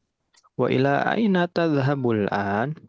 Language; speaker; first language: Arabic; non-native, fluent; Indonesian